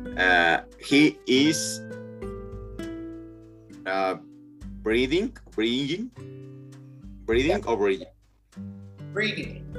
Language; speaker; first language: English; non-native, learner; Spanish